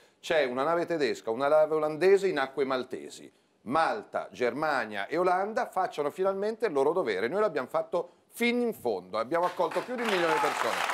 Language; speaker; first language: Italian; native; Italian